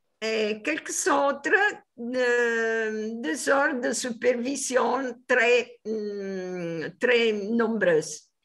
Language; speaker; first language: French; non-native, fluent; Italian